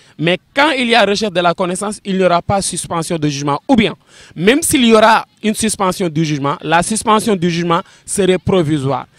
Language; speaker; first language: French; non-native, local second language; Wolof